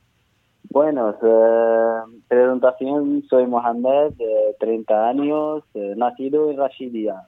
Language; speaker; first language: Spanish; non-native, learner; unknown